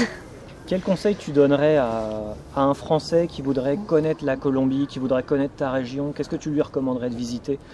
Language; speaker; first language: French; native; French